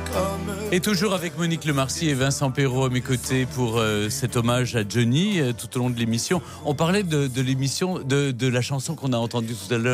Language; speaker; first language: French; native; French